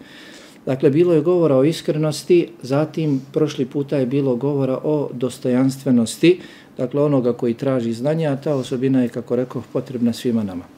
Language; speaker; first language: Serbian; native; Serbian